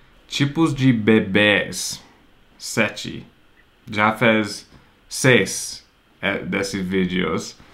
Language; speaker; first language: Portuguese; non-native, fluent; English